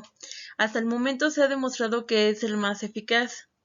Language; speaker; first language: Spanish; native; Spanish